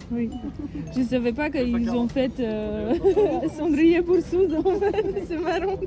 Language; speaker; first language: French; non-native, fluent; Polish